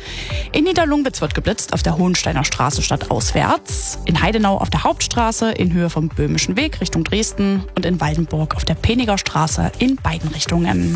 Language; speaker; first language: German; native; German